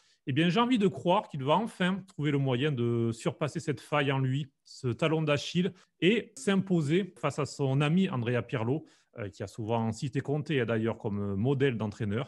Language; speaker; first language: French; native; French